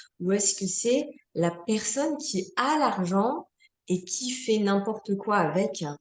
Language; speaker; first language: French; native; French